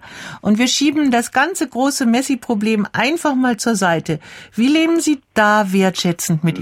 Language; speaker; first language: German; native; German